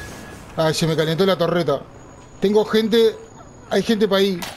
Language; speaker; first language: Spanish; native; Spanish